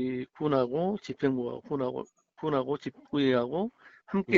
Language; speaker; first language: Korean; native; Korean